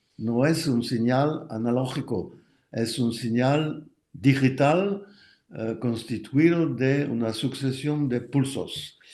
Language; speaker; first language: Spanish; non-native, fluent; French